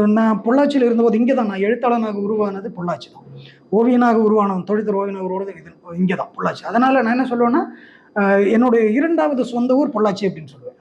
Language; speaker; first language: Tamil; non-native, local second language; Malayalam